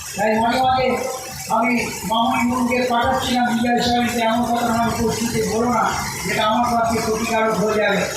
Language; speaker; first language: Bangla; native; Bangla